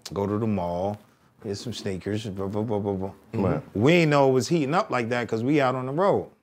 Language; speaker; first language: English; native; English